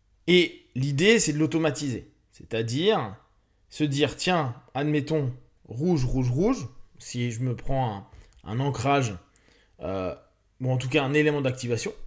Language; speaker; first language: French; native; French